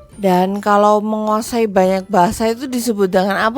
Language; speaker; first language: Indonesian; native; Indonesian